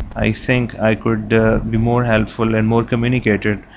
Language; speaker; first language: English; non-native, local second language; Urdu